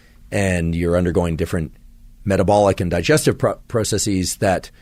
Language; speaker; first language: English; native; English